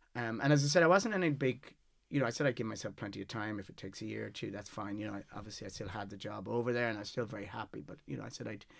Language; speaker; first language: English; native; English